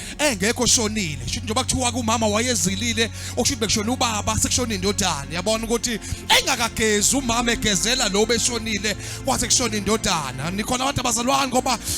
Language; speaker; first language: Zulu; native; Zulu